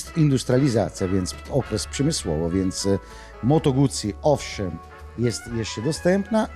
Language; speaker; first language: Polish; non-native, learner; Italian